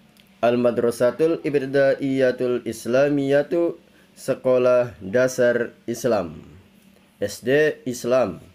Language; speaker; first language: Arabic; non-native, fluent; Indonesian